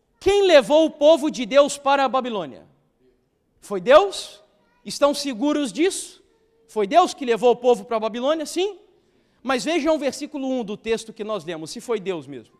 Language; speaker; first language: Portuguese; native; Portuguese